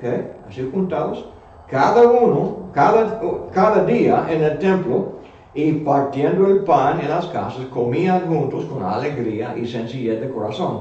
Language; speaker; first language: Spanish; non-native, fluent; English